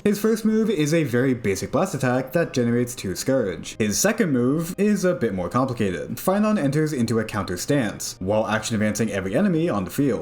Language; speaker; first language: English; native; English